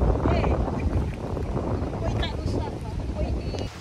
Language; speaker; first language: Arabic; non-native, learner; Filipino